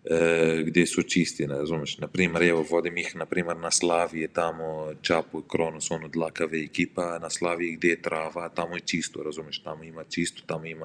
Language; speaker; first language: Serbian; non-native, learner; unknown